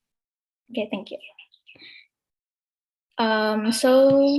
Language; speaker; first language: English; non-native, fluent; Indonesian